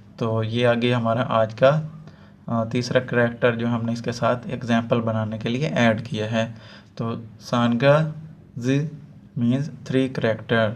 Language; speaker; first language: Urdu; non-native, local second language; Punjabi